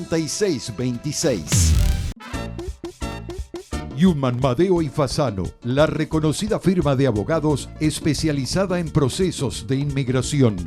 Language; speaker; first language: Spanish; native; Spanish